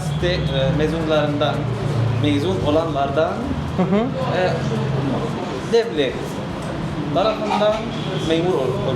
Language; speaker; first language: Turkish; non-native, learner; Arabic